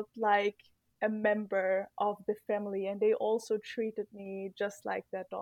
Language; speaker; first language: English; non-native, fluent; German